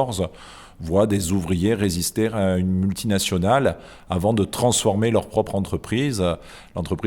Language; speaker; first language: French; native; French